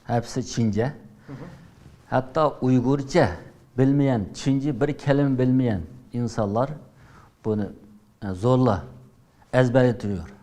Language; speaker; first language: Turkish; non-native, learner; Uyghur